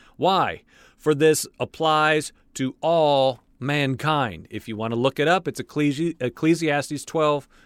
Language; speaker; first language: English; native; English